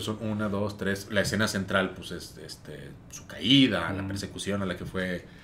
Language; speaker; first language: Spanish; native; Spanish